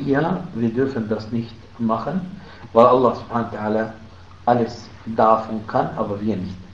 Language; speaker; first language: German; non-native, fluent; Arabic